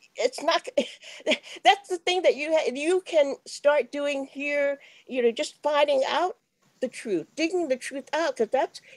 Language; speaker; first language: English; native; English